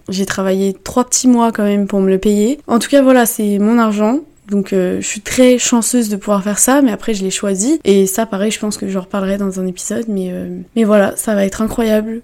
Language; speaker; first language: French; native; French